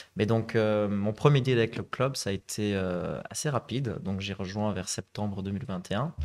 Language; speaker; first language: French; native; French